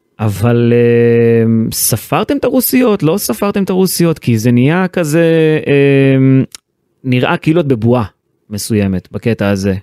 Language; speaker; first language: Hebrew; native; Hebrew